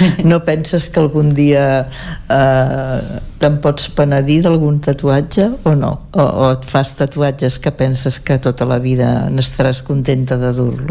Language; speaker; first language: Catalan; native; Catalan